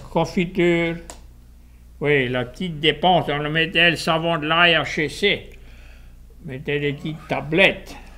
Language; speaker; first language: French; native; French